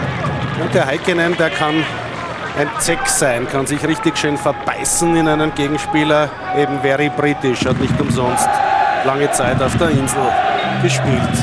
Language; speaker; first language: German; native; German